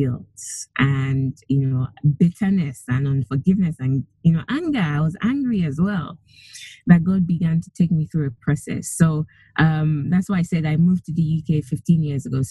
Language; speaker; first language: English; non-native, local second language; Yoruba